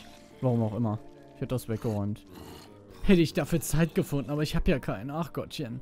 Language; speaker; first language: German; native; German